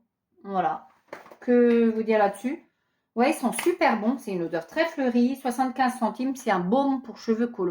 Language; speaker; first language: French; native; French